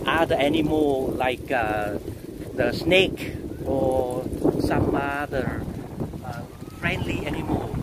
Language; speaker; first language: English; non-native, local second language; Vietnamese